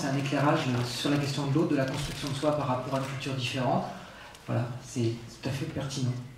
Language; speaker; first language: French; native; French